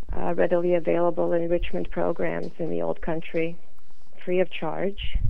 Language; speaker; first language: English; non-native, fluent; Serbian